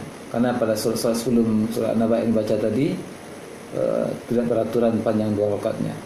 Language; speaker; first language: Indonesian; native; Indonesian